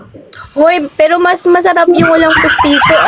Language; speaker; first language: Filipino; non-native, local second language; Cebuano